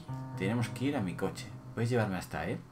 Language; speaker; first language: Spanish; native; Spanish